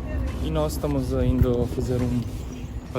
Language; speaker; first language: Portuguese; non-native, learner; Italian